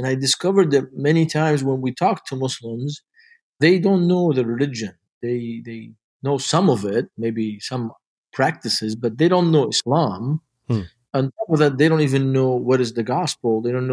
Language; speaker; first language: English; non-native, fluent; Arabic